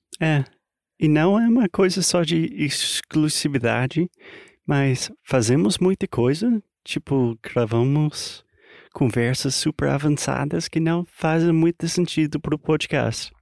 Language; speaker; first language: Portuguese; non-native, fluent; English